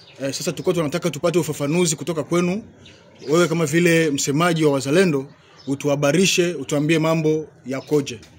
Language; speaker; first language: Swahili; native; Swahili